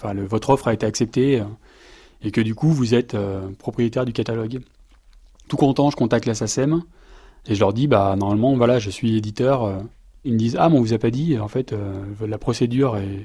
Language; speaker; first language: French; native; French